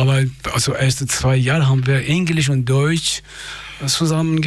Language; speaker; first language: German; non-native, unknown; Persian